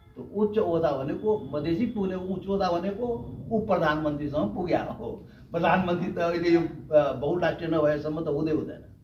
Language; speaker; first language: Nepali; non-native, local second language; Maithili